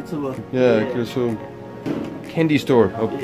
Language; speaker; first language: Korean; non-native, learner; English